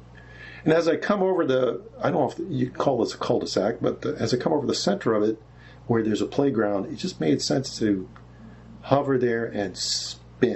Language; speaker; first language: English; native; English